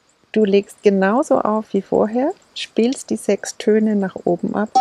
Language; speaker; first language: German; native; German